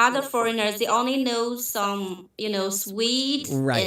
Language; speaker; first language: English; non-native, fluent; Chinese